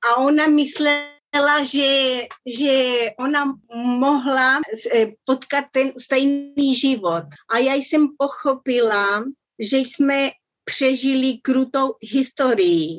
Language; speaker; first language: Czech; early bilingual, other home language; Spanish